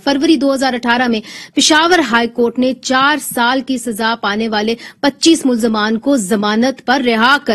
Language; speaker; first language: Urdu; native; Urdu